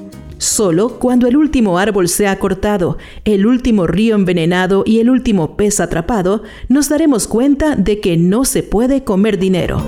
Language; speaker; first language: Spanish; native; Spanish